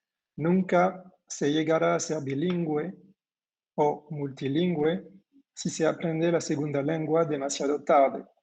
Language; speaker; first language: Spanish; non-native, fluent; French